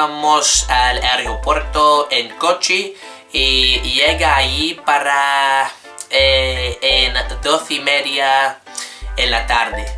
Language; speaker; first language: Spanish; non-native, learner; English